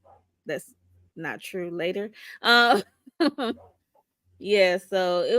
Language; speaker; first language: English; native; English